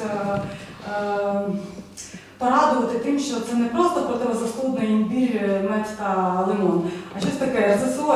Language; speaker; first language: Ukrainian; non-native, local second language; Russian